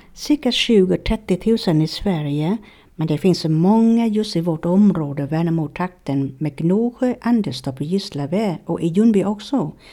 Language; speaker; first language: Swedish; non-native, fluent; Vietnamese